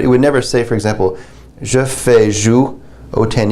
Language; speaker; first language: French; non-native, fluent; English